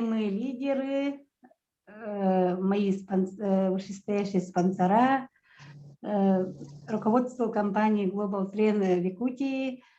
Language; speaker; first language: Russian; non-native, local second language; Yakut